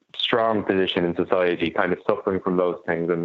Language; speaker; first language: English; native; English